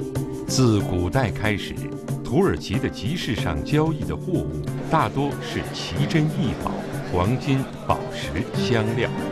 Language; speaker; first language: Chinese; native; Chinese